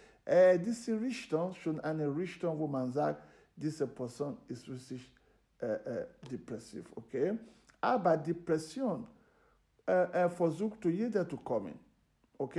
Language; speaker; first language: German; non-native, fluent; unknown